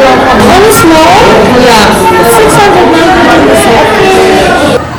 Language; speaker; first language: English; non-native, local second language; Filipino